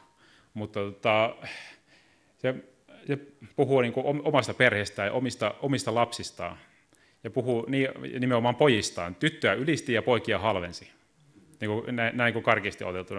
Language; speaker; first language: Finnish; native; Finnish